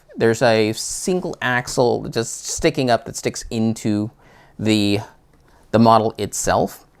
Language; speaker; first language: English; native; English